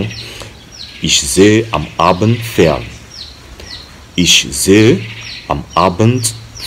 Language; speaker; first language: German; non-native, learner; French